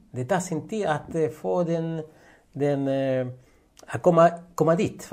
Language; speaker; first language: Swedish; non-native, fluent; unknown